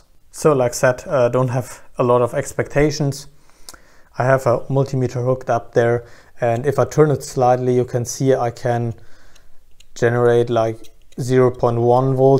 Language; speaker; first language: English; non-native, fluent; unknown